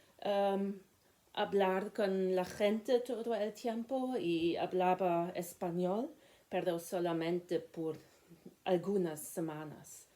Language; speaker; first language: Spanish; non-native, learner; German